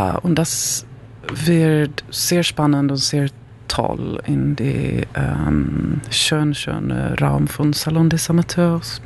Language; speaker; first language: German; non-native, learner; Swedish